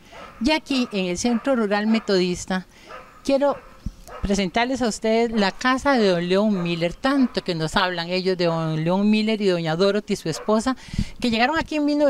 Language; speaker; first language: Spanish; native; Spanish